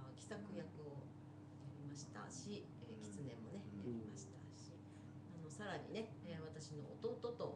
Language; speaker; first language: Japanese; native; Japanese